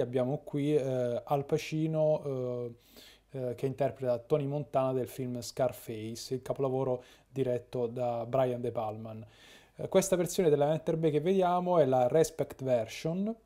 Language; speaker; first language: Italian; native; Italian